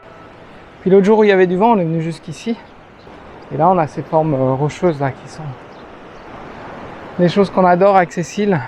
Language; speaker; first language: French; native; French